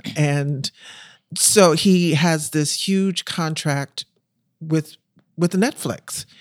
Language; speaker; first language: English; native; English